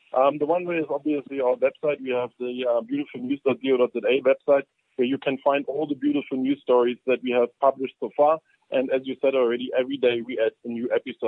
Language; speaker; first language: English; non-native, fluent; German